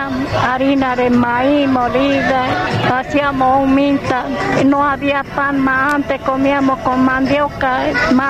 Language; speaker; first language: Spanish; non-native, local second language; Guarani